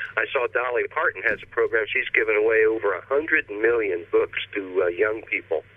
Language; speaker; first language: English; native; English